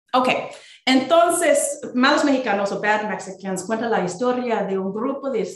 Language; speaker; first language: Spanish; non-native, fluent; English